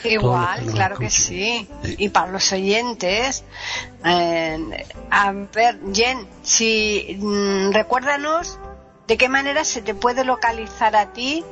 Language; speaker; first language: Spanish; native; Spanish